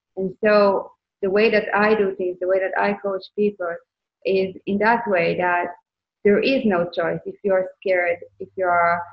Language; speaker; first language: English; non-native, fluent; Hebrew